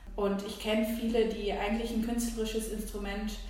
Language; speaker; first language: German; native; German